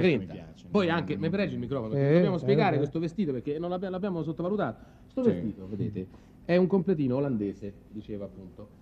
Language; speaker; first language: Italian; native; Italian